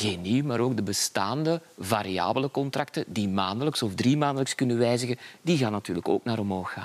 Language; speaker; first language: Dutch; native; Dutch